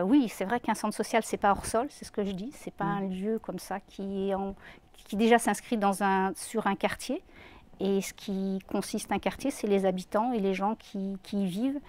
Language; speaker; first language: French; native; French